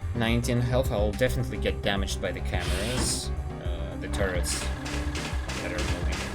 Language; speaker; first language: English; non-native, fluent; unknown